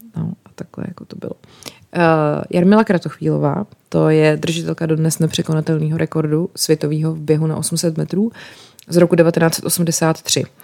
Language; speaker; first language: Czech; native; Czech